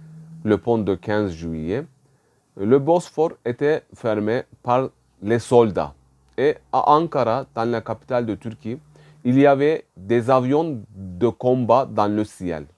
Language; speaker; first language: French; non-native, fluent; Turkish